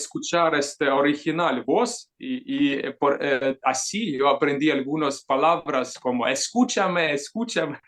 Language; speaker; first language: Spanish; non-native, fluent; Ukrainian